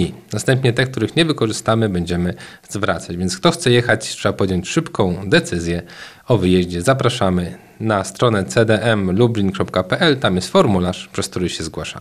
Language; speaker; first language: Polish; native; Polish